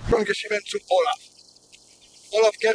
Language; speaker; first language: German; non-native, learner; Polish